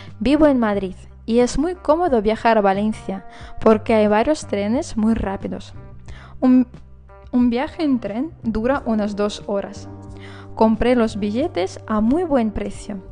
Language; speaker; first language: Spanish; non-native, fluent; Russian